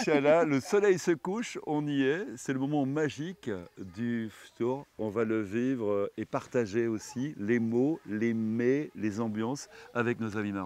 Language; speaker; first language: French; native; French